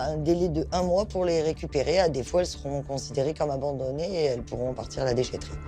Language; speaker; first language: French; native; French